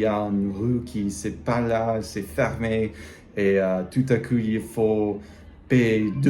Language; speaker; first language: French; non-native, learner; English